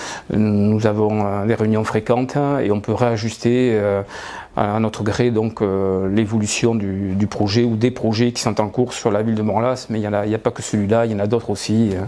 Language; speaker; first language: French; native; French